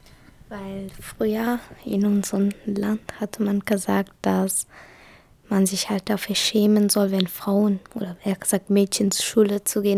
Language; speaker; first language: German; early bilingual, other home language; Kurdish